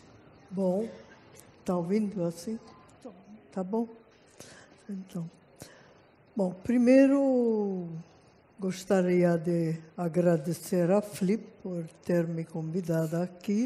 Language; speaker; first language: Portuguese; non-native, fluent; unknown